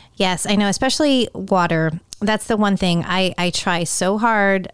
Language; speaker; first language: English; native; English